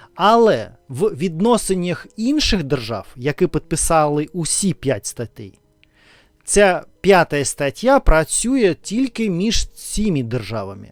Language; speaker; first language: Ukrainian; non-native, learner; Russian